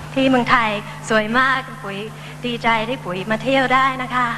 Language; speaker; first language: Thai; early bilingual, heritage; Thai